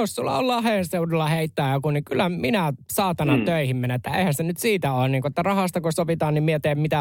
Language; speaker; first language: Finnish; native; Finnish